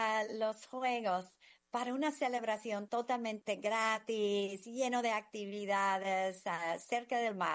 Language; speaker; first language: Spanish; non-native, fluent; English